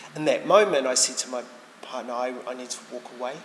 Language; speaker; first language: English; native; English